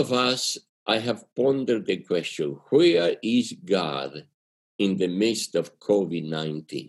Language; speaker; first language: English; non-native, fluent; Spanish